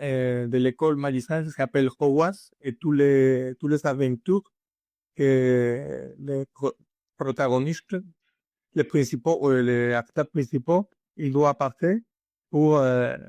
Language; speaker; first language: French; non-native, learner; Spanish